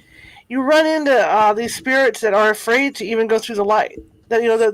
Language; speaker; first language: English; native; English